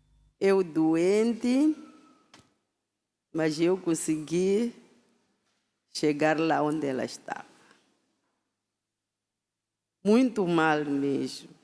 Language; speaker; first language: Portuguese; non-native, local second language; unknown